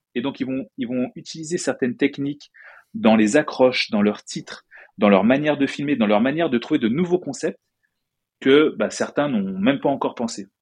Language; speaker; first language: French; native; French